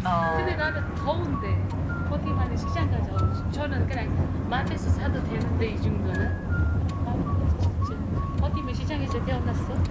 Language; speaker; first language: Korean; non-native, learner; Uzbek